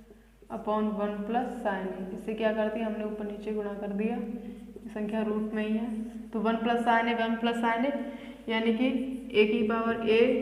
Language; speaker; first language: Hindi; native; Hindi